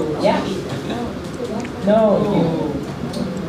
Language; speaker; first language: English; non-native, learner; Thai